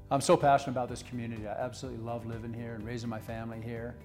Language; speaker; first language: English; native; English